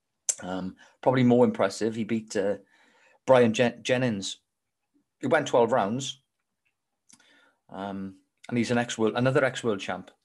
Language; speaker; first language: English; native; English